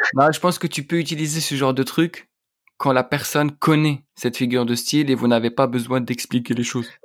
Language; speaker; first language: French; non-native, local second language; Arabic